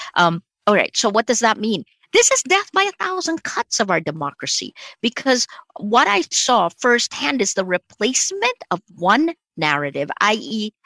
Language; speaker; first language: English; early bilingual, other home language; Filipino